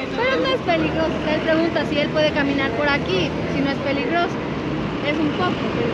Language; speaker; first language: Spanish; native; Spanish